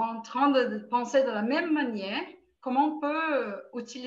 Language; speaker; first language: French; non-native, fluent; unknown